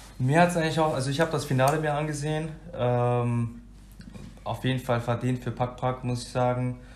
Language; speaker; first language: German; early bilingual, other home language; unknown